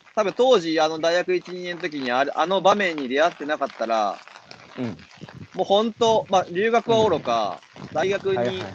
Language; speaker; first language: Japanese; native; Japanese